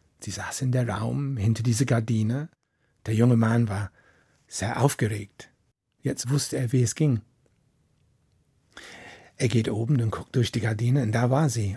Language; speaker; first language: German; non-native, fluent; English